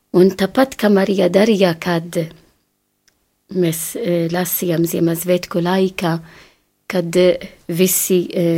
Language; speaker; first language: Latvian; non-native, fluent; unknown